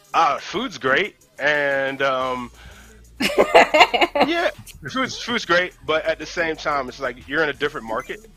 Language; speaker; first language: English; native; English